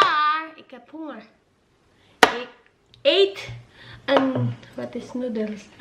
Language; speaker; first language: Dutch; non-native, learner; Filipino